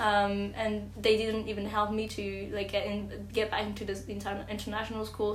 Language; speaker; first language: English; non-native, fluent; French